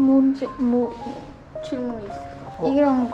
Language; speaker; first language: Korean; non-native, fluent; Khmer